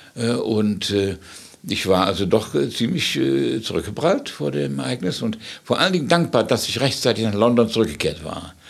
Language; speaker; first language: German; native; German